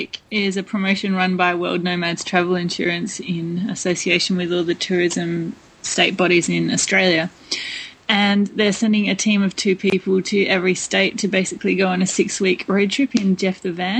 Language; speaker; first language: English; native; English